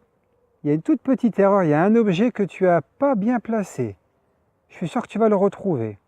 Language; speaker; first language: French; native; French